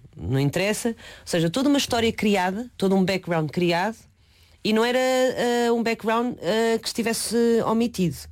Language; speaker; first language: Portuguese; early bilingual, other home language; Chinese